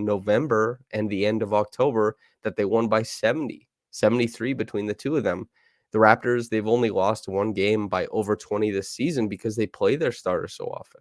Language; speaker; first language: English; native; English